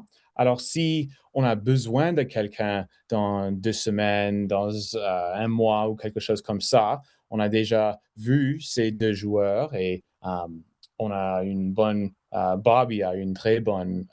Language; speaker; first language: French; non-native, fluent; English